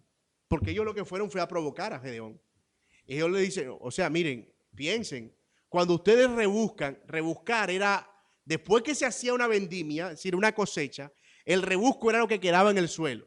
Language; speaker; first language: Spanish; native; Spanish